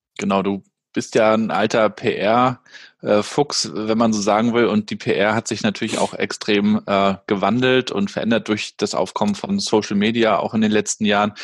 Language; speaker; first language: German; native; German